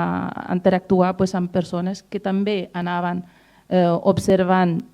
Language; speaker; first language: Catalan; non-native, fluent; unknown